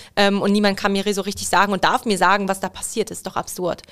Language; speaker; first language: German; native; German